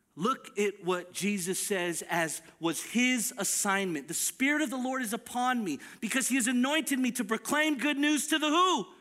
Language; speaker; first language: English; early bilingual, other home language; Filipino